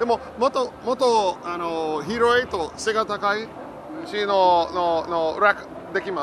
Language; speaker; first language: Japanese; non-native, fluent; English